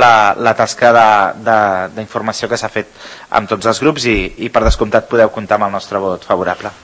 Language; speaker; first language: Catalan; native; Catalan